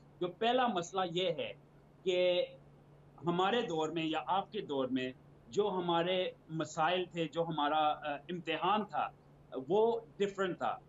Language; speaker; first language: Urdu; early bilingual, heritage; Urdu